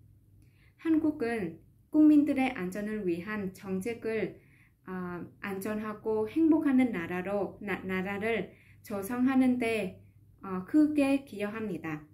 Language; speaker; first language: Korean; non-native, fluent; Vietnamese